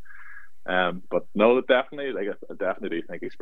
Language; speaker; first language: English; native; English